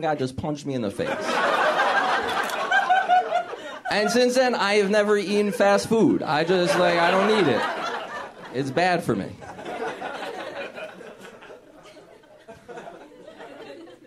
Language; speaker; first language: English; native; English